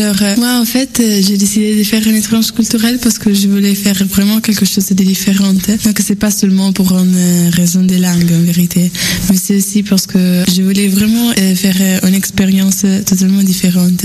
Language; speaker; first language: French; non-native, fluent; Italian